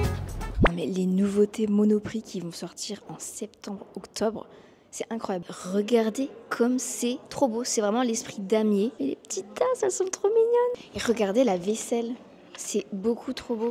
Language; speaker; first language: French; native; French